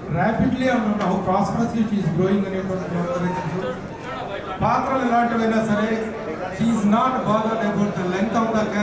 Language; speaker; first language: Telugu; native; Telugu